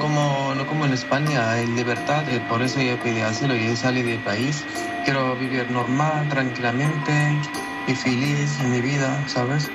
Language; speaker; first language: Spanish; non-native, local second language; Arabic